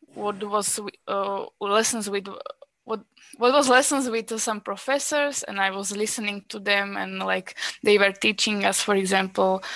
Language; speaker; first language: English; non-native, fluent; Slovak